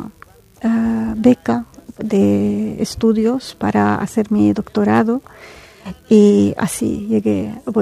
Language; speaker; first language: Spanish; non-native, fluent; Arabic